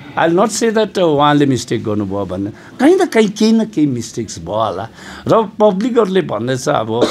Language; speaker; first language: Nepali; native; Nepali